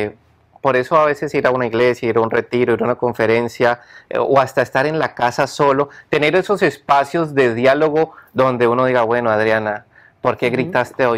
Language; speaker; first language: Spanish; native; Spanish